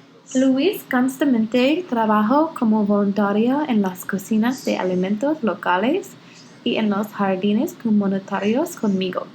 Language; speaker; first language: Spanish; non-native, learner; English